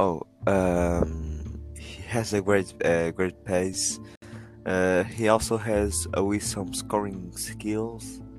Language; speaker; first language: English; non-native, learner; Portuguese